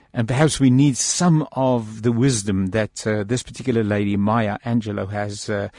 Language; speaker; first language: English; non-native, local second language; Afrikaans